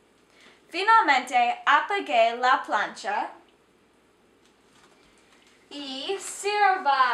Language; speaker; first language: Spanish; non-native, learner; English